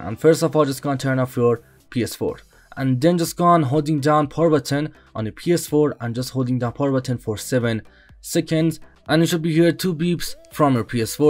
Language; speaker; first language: English; non-native, learner; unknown